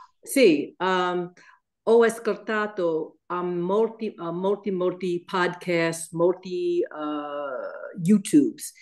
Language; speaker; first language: Italian; non-native, learner; English